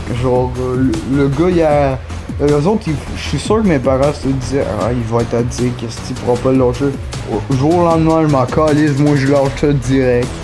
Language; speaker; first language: French; native; French